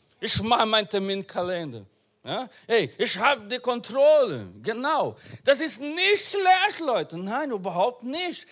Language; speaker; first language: German; non-native, learner; Portuguese